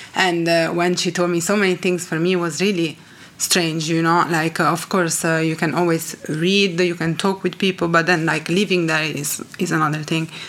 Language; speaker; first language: English; non-native, fluent; Italian